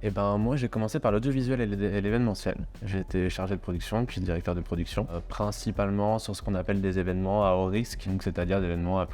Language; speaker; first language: French; native; French